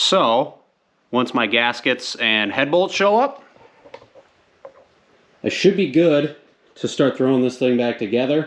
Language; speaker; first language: English; native; English